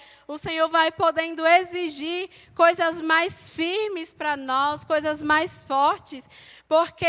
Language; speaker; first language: Portuguese; native; Portuguese